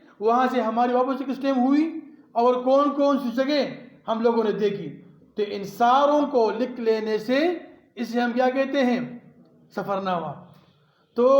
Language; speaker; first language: Urdu; non-native, local second language; Pashto